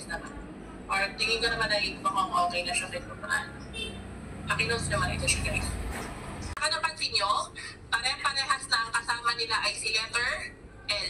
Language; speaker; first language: Filipino; native; Filipino